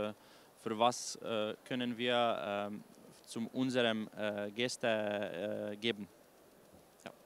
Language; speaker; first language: German; non-native, learner; Slovenian